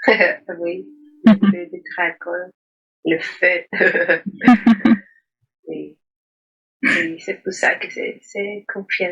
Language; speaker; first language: French; non-native, learner; Spanish